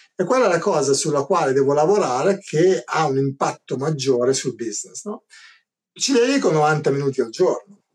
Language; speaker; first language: Italian; native; Italian